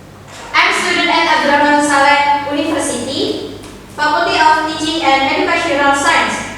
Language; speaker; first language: English; non-native, learner; Indonesian